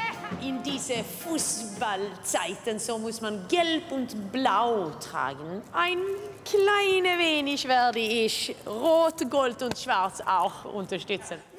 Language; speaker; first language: German; non-native, learner; Swedish